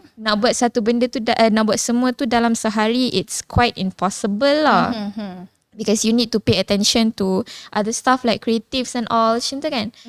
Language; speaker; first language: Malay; non-native, local second language; English